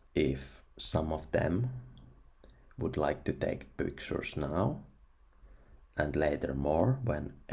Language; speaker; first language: English; non-native, fluent; Finnish